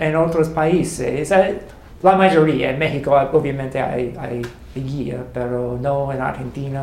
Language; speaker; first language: Spanish; non-native, learner; English